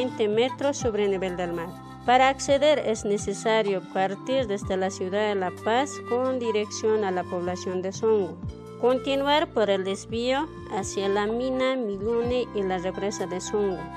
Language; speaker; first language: Spanish; native; Spanish